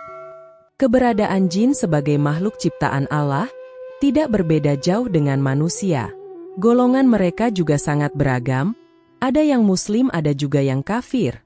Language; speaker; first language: Indonesian; native; Indonesian